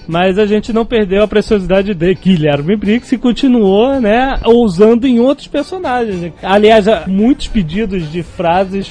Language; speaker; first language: Portuguese; native; Portuguese